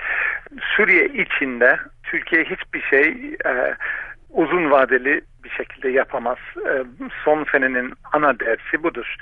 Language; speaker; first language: Turkish; non-native, fluent; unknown